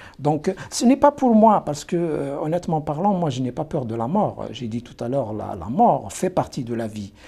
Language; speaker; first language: French; non-native, local second language; Kabyle